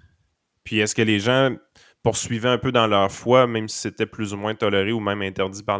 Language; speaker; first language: French; native; French